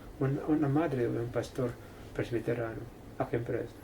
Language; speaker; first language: Spanish; non-native, fluent; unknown